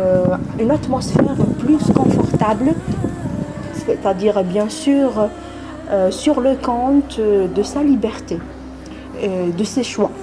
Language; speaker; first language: French; non-native, local second language; Arabic